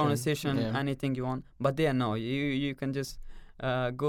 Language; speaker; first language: English; non-native, learner; Persian